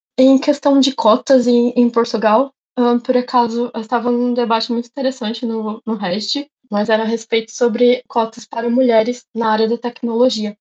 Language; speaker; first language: Portuguese; native; Portuguese